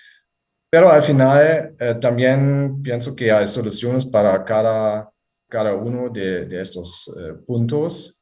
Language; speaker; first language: Spanish; non-native, fluent; German